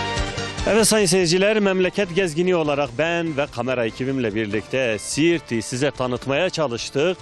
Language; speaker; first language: Turkish; native; Turkish